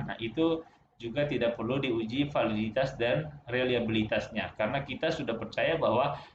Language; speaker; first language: Indonesian; native; Indonesian